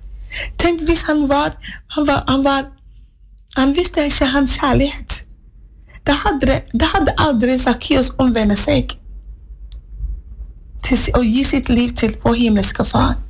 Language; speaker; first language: Norwegian; non-native, fluent; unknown